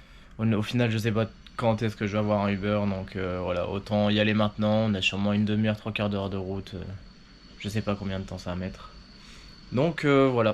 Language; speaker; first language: French; native; French